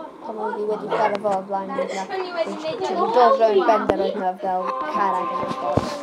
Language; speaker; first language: Welsh; native; Welsh